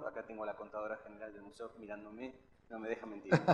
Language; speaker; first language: Spanish; native; Spanish